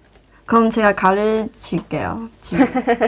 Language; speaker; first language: Korean; non-native, fluent; Chinese